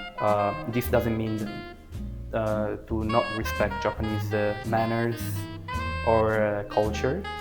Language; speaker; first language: English; early bilingual, other home language; Italian